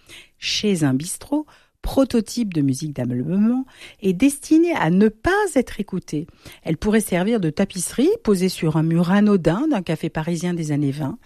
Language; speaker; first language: French; native; French